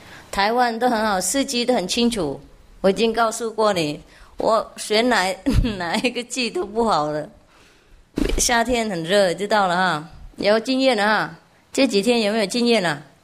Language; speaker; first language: Chinese; non-native, fluent; Vietnamese